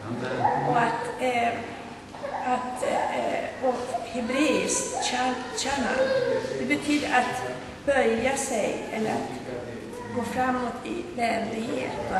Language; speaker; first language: Swedish; non-native, fluent; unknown